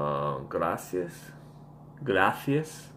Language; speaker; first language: Spanish; non-native, learner; English